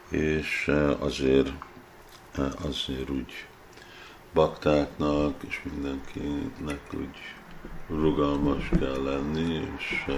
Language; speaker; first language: Hungarian; early bilingual, heritage; Hungarian